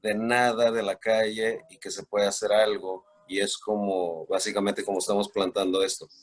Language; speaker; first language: Spanish; early bilingual, heritage; Spanish